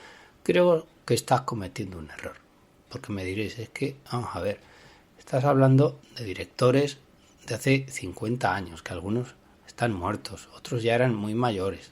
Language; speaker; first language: Spanish; native; Spanish